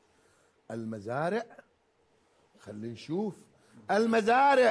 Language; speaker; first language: Arabic; native; Arabic